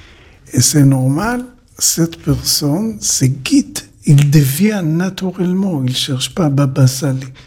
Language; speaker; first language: French; non-native, learner; Hebrew